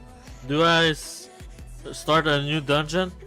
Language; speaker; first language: English; non-native, learner; French